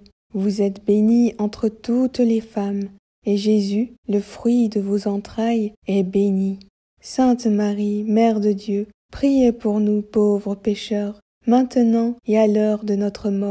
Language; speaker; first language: French; native; French